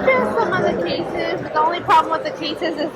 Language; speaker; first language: English; native; English